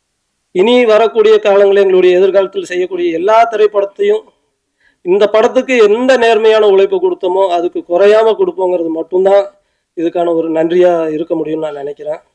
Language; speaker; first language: Tamil; native; Tamil